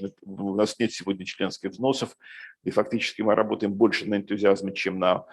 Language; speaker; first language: Russian; native; Russian